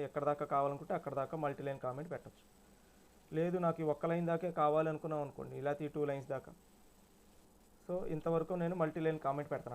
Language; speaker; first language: Telugu; native; Telugu